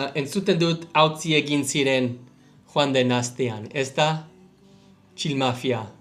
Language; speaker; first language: Basque; non-native, learner; English